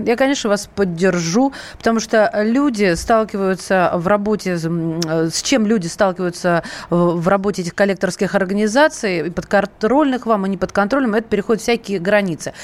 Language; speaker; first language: Russian; native; Russian